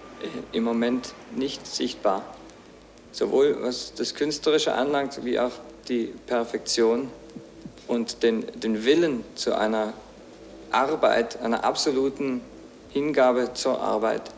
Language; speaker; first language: German; native; German